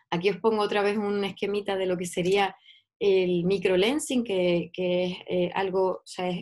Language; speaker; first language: Spanish; native; Spanish